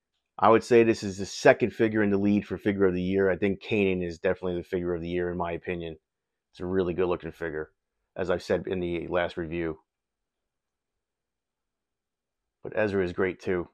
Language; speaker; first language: English; native; English